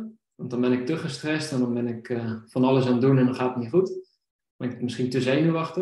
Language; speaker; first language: Dutch; native; Dutch